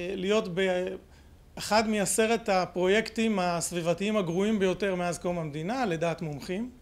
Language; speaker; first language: Hebrew; native; Hebrew